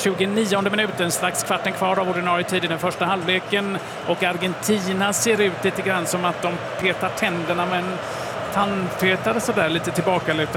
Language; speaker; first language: Swedish; native; Swedish